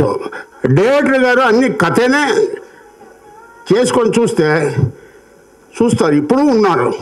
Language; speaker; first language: Telugu; non-native, learner; Kannada